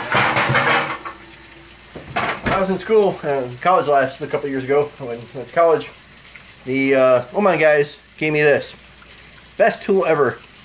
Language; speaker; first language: English; early bilingual, other home language; Czech